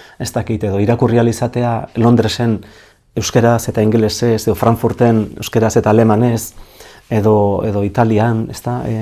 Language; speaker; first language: Basque; native; Basque